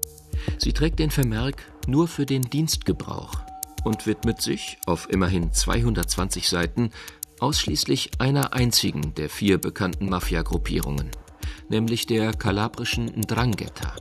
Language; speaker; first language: German; native; German